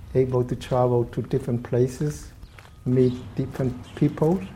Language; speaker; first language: English; non-native, fluent; Khmer